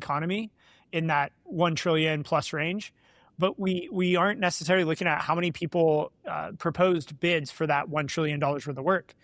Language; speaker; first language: English; native; English